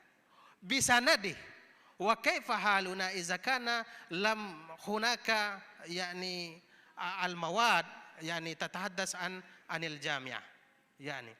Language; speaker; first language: Arabic; non-native, fluent; Indonesian